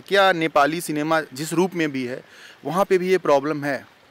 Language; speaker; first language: Hindi; native; Hindi